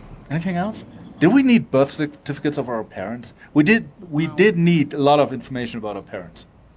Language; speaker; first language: English; non-native, fluent; German